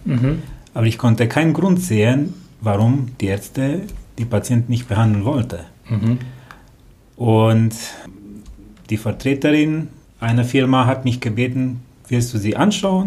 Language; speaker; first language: German; non-native, fluent; Romanian